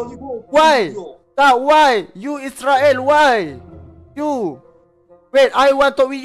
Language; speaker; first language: English; non-native, learner; Malay